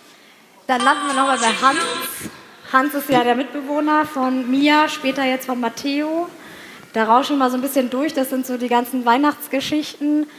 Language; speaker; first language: German; native; German